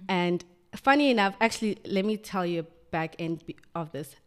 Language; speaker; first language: English; non-native, local second language; Zulu